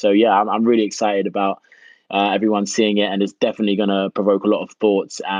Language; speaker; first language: English; native; English